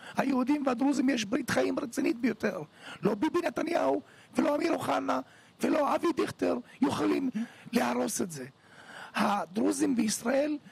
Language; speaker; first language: Hebrew; non-native, local second language; Arabic